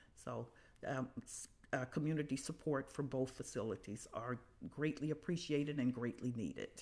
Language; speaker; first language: English; native; English